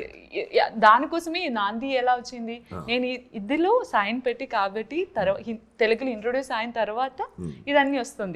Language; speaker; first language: Telugu; non-native, learner; Malayalam